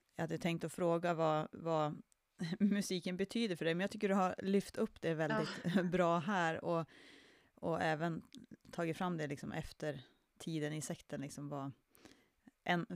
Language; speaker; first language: Swedish; native; Swedish